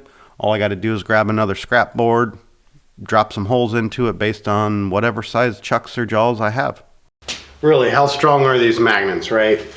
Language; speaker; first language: English; native; English